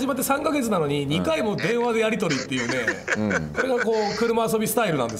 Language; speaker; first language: Japanese; native; Japanese